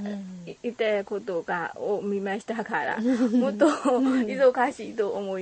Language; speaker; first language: Japanese; non-native, learner; Burmese